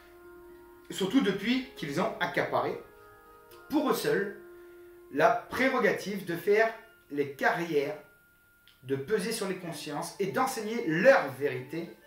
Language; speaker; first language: French; native; French